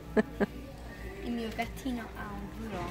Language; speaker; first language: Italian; early bilingual, heritage; English